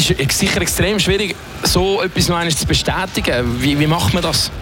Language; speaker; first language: German; native; German